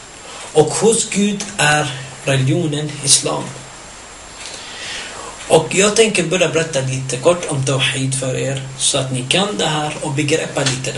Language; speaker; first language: Swedish; early bilingual, other home language; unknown